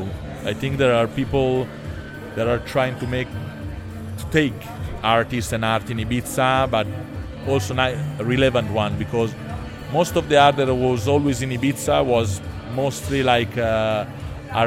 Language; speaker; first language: English; non-native, fluent; Italian